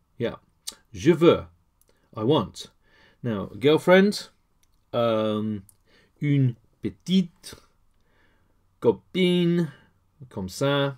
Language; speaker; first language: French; non-native, learner; English